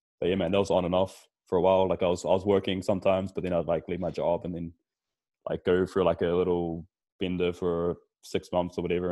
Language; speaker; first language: English; native; English